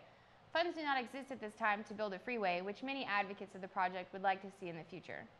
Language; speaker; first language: English; native; English